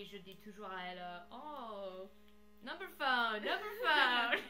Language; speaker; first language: French; non-native, learner; English